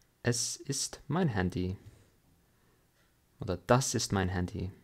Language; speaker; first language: German; non-native, fluent; English